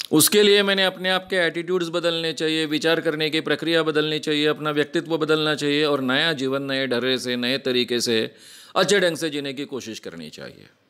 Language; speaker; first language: Hindi; non-native, local second language; Marathi